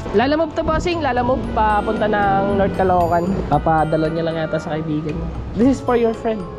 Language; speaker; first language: Filipino; native; Filipino